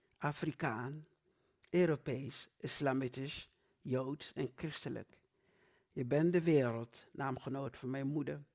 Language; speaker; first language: Dutch; non-native, fluent; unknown